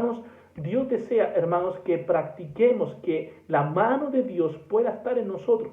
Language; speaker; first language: Spanish; native; Spanish